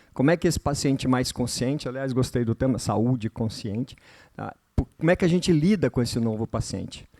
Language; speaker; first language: Portuguese; native; Portuguese